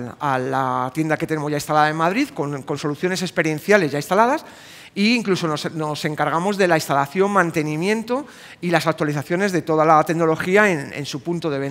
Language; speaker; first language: Spanish; native; Spanish